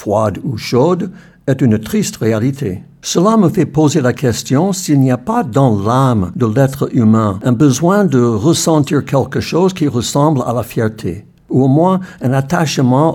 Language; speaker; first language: French; non-native, fluent; English